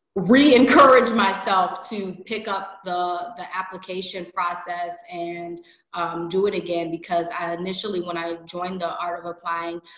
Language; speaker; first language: English; native; English